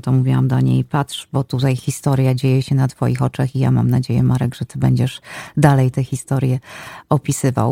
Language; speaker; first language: Polish; native; Polish